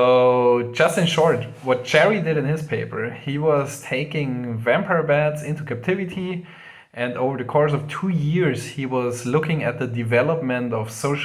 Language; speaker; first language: English; non-native, fluent; German